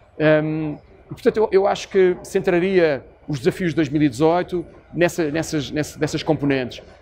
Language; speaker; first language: Portuguese; native; Portuguese